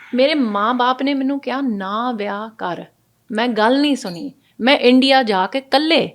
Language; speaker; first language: Punjabi; early bilingual, other home language; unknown